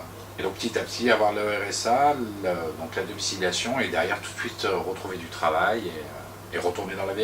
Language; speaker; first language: French; native; French